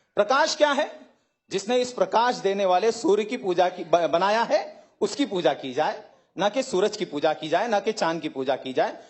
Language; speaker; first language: Hindi; native; Hindi